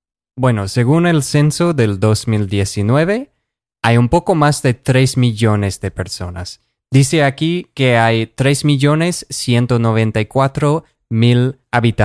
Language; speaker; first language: Spanish; non-native, fluent; English